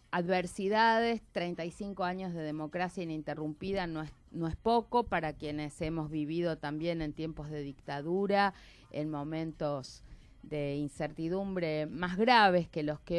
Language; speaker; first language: Spanish; native; Spanish